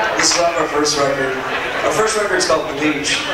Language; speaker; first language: English; native; English